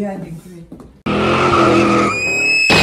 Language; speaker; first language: Polish; native; Polish